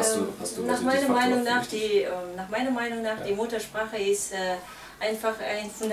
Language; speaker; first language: German; non-native, fluent; Kazakh